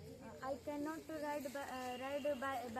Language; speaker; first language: English; non-native, learner; Hindi